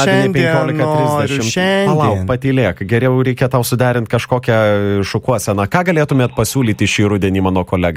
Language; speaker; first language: Lithuanian; native; Lithuanian